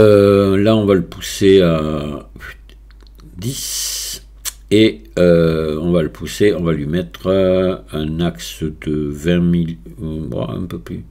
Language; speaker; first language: French; native; French